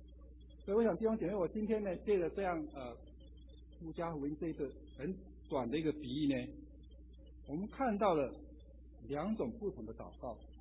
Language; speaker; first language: Chinese; native; Chinese